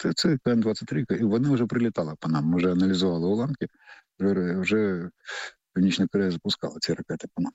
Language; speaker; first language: Ukrainian; native; Ukrainian